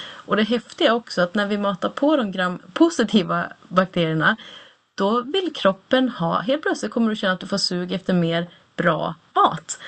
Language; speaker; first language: Swedish; native; Swedish